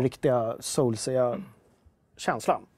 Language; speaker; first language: Swedish; native; Swedish